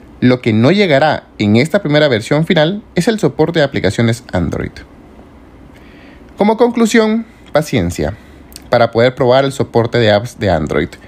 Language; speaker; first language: Spanish; native; Spanish